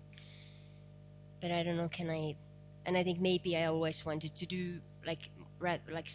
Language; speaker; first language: English; non-native, fluent; Finnish